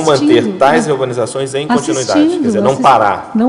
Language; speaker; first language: Portuguese; native; Portuguese